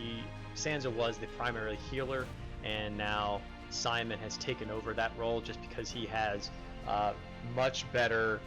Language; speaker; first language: English; native; English